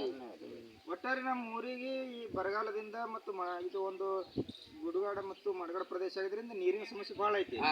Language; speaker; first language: Kannada; native; Kannada